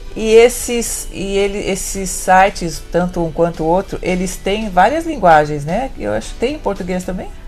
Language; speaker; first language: Portuguese; native; Portuguese